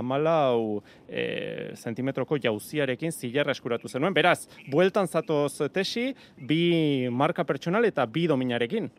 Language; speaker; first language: Basque; native; Basque